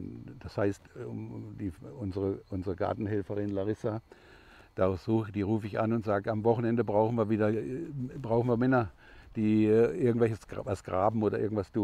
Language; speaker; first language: German; non-native, fluent; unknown